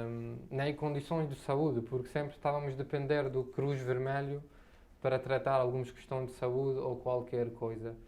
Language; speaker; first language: Portuguese; non-native, fluent; Arabic